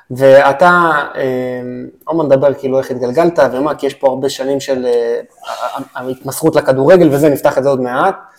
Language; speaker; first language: Hebrew; native; Hebrew